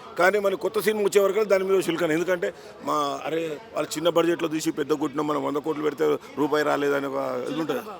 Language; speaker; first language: Telugu; native; Telugu